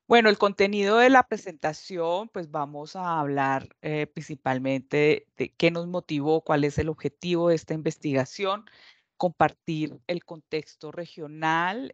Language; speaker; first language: Spanish; native; Spanish